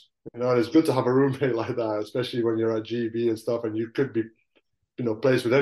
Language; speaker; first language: English; native; English